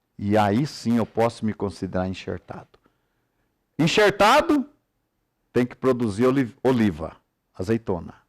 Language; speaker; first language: Portuguese; native; Portuguese